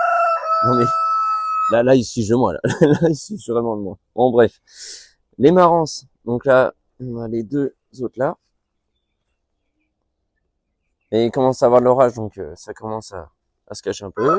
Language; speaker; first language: French; native; French